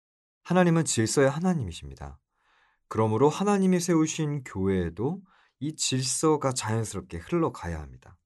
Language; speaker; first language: Korean; native; Korean